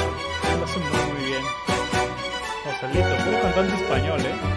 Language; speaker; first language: Spanish; native; Spanish